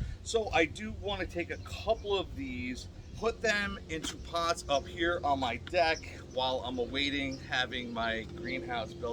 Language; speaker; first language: English; native; English